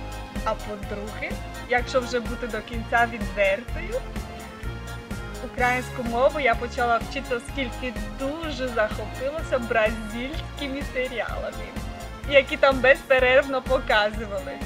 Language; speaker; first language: Ukrainian; early bilingual, heritage; Russian